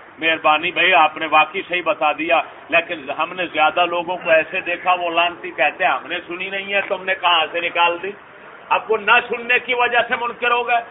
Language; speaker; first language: Urdu; non-native, local second language; Punjabi